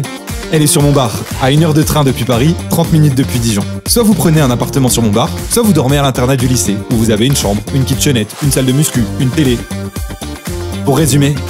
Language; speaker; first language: French; native; French